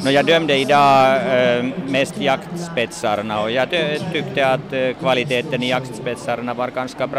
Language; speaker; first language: Swedish; non-native, fluent; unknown